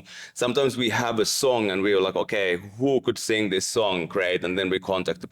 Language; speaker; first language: English; non-native, fluent; Finnish